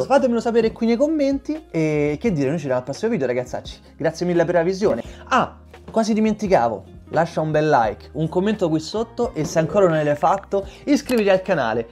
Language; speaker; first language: Italian; native; Italian